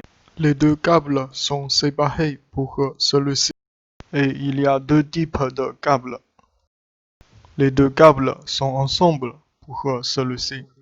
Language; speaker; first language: French; non-native, learner; Chinese